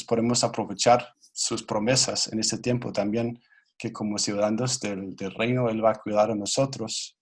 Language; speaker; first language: Spanish; non-native, fluent; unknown